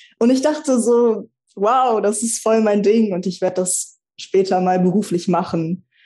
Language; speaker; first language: German; early bilingual, other home language; Russian